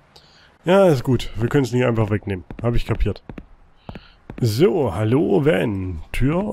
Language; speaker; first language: German; native; German